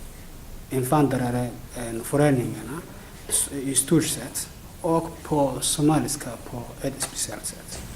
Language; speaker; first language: Swedish; non-native, fluent; Somali